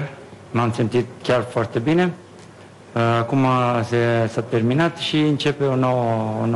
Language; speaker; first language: Romanian; non-native, learner; Italian